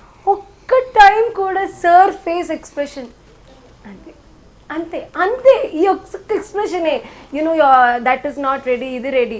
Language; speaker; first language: Telugu; non-native, learner; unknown